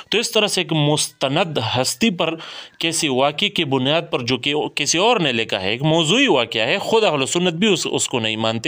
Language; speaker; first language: Urdu; native; Urdu